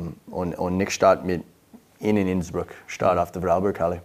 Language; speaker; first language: German; non-native, learner; English